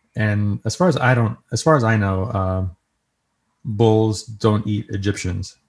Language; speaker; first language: English; native; English